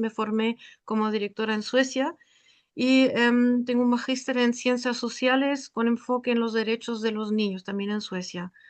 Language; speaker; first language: Spanish; non-native, fluent; German